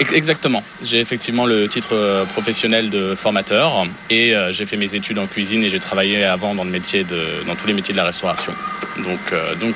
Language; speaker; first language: French; native; French